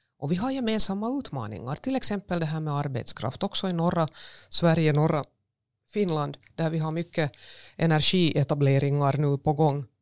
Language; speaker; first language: Swedish; native; Swedish